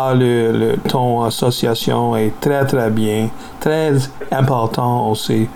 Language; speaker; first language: French; non-native, learner; English